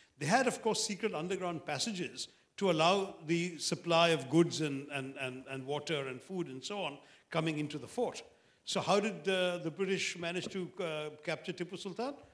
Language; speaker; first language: English; non-native, local second language; Malayalam